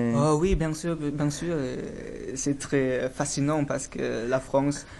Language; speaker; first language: French; non-native, fluent; German